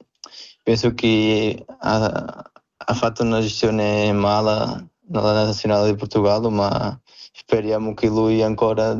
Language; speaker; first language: Italian; non-native, learner; Portuguese